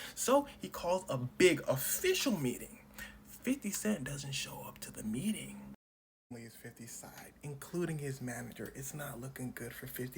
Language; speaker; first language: English; native; English